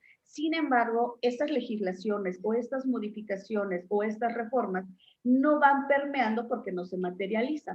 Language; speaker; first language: Spanish; native; Spanish